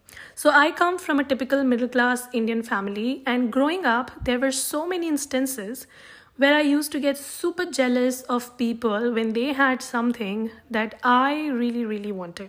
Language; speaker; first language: English; non-native, local second language; Hindi